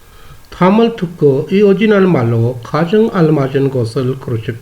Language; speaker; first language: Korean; non-native, fluent; Urdu